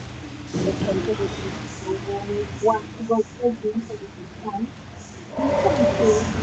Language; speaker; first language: English; non-native, learner; Spanish